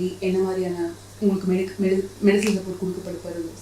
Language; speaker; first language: Tamil; native; Tamil